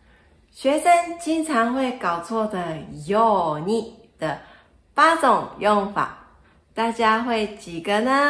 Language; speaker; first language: Chinese; non-native, fluent; Japanese